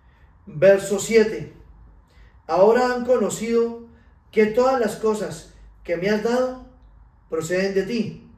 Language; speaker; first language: Spanish; native; Spanish